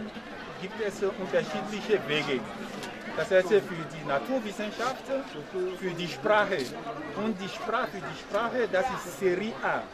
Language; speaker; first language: German; non-native, learner; French